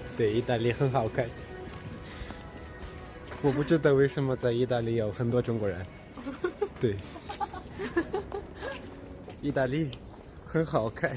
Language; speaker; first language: Chinese; non-native, learner; Mongolian